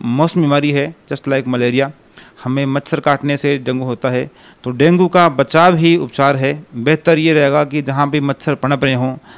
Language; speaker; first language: Hindi; native; Hindi